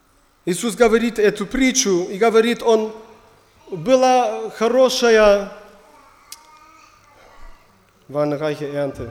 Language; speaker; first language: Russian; non-native, learner; German